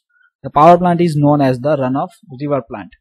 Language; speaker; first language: English; non-native, local second language; Gujarati